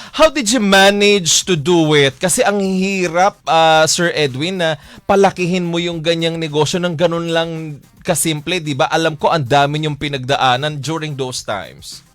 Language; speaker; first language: Filipino; native; Filipino